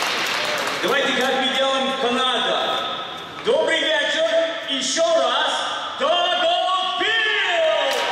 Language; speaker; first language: Russian; non-native, learner; English